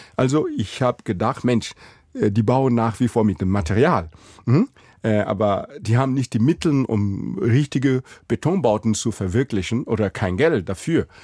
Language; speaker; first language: German; non-native, fluent; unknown